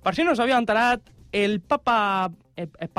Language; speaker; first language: Catalan; native; Catalan